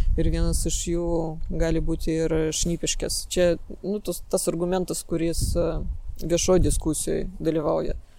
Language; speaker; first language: Lithuanian; non-native, local second language; Russian